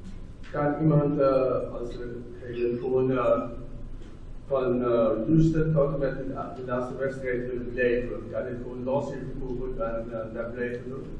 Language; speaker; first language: Dutch; non-native, local second language; Papiamento